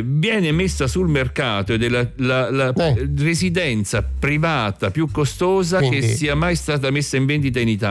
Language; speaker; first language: Italian; native; Italian